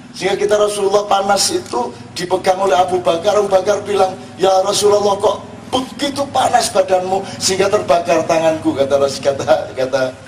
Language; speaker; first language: Indonesian; non-native, local second language; Javanese